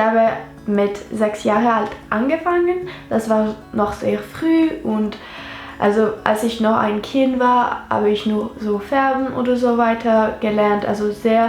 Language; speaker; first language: German; non-native, local second language; French